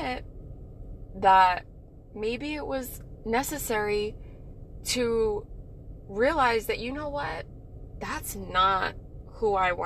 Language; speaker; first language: English; native; English